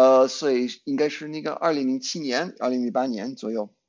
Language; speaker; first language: Chinese; non-native, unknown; English